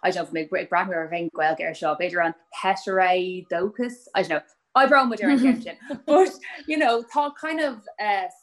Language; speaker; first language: Irish; native; Irish